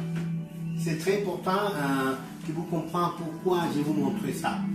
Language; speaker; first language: French; non-native, learner; Spanish